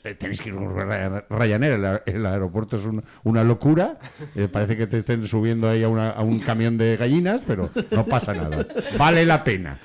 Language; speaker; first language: Spanish; native; Spanish